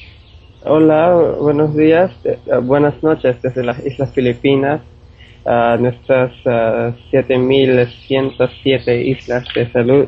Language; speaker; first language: Spanish; non-native, fluent; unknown